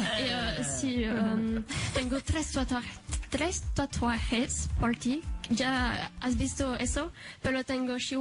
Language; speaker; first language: Spanish; non-native, learner; French